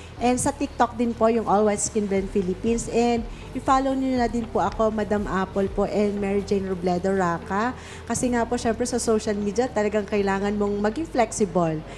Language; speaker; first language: Filipino; native; Filipino